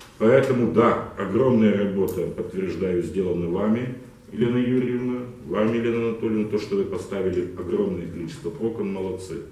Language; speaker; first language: Russian; non-native, local second language; Ukrainian